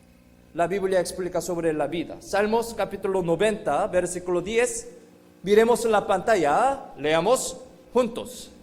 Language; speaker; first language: Spanish; non-native, fluent; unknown